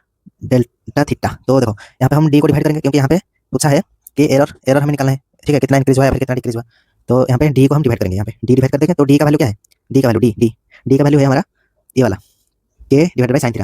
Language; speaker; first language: Hindi; native; Hindi